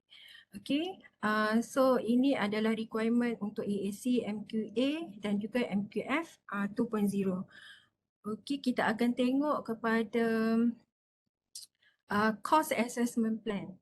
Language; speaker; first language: Malay; native; Malay